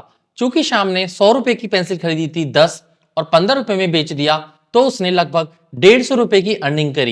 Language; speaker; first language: Hindi; native; Hindi